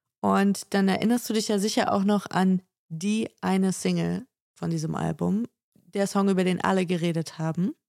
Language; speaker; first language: German; native; German